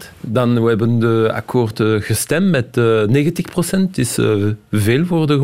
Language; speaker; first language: Dutch; non-native, local second language; French